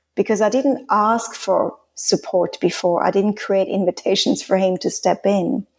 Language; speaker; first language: English; non-native, fluent; Swiss German